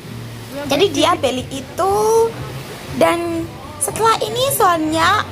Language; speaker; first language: Indonesian; non-native, learner; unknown